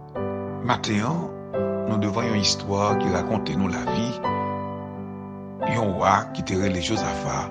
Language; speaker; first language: French; non-native, local second language; Haitian Creole